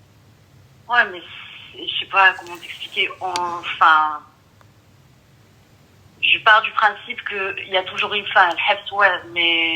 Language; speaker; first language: French; early bilingual, other home language; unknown